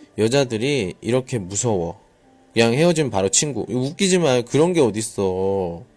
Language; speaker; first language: Korean; native; Korean